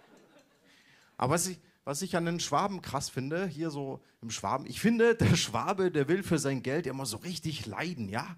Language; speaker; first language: German; native; German